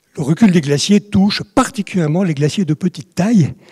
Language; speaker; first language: French; native; French